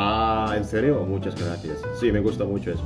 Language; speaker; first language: Spanish; non-native, learner; Indonesian